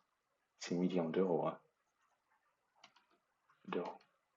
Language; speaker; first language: French; native; French